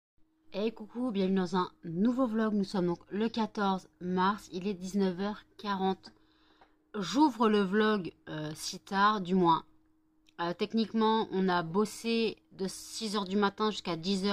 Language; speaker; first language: French; native; French